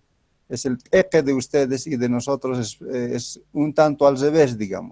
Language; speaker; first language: Spanish; native; Spanish